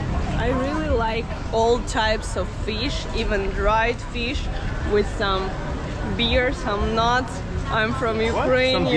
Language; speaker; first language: English; non-native, fluent; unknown